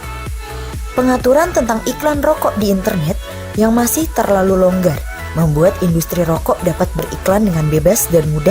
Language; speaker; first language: Indonesian; native; Indonesian